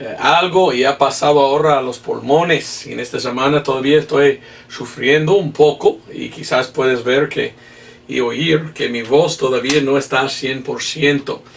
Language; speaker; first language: Spanish; non-native, fluent; English